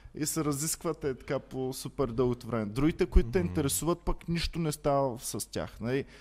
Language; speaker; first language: Bulgarian; native; Bulgarian